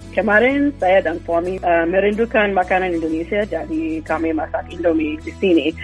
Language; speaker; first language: Indonesian; non-native, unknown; English